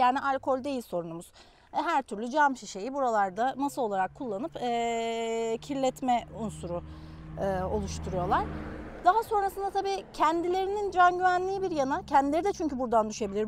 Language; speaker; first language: Turkish; native; Turkish